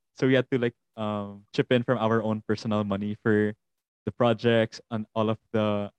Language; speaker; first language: English; non-native, local second language; Hiligaynon